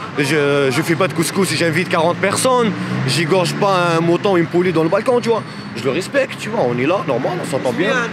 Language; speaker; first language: French; native; French